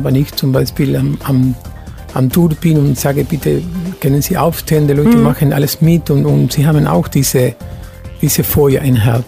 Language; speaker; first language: German; non-native, fluent; Spanish